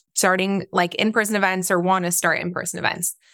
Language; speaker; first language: English; native; English